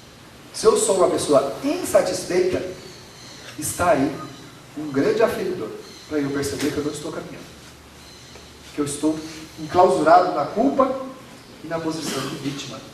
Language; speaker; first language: Portuguese; native; Portuguese